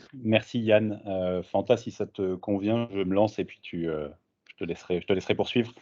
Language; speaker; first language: French; native; French